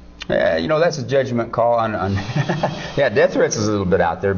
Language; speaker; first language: English; native; English